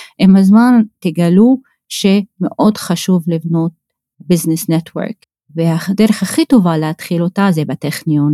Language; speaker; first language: Hebrew; non-native, local second language; Arabic